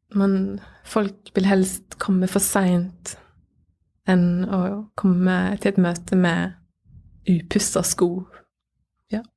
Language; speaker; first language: Norwegian; native; Norwegian